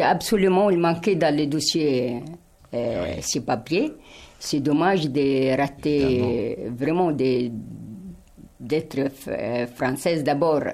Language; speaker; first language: French; non-native, fluent; Arabic